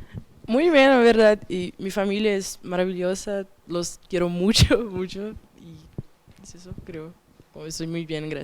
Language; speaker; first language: Spanish; non-native, fluent; Portuguese